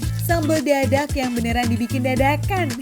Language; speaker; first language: Indonesian; native; Indonesian